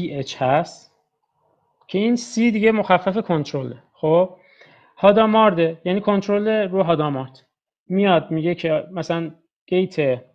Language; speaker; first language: Persian; native; Persian